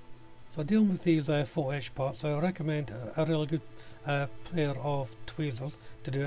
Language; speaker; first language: English; native; English